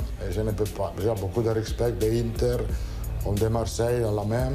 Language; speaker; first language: French; non-native, learner; Italian